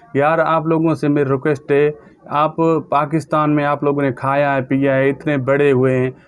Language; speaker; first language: Urdu; native; Urdu